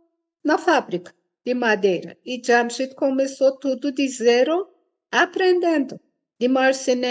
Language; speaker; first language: Portuguese; non-native, fluent; Persian